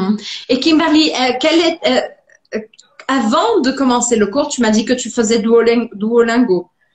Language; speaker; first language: French; non-native, fluent; Portuguese